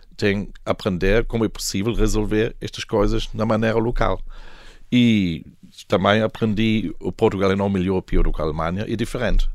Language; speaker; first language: Portuguese; non-native, fluent; German